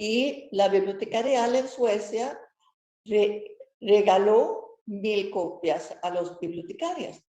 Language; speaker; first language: Spanish; non-native, fluent; Swedish